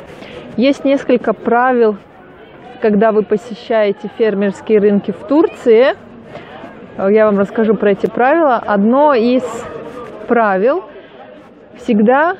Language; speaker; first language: Russian; native; Russian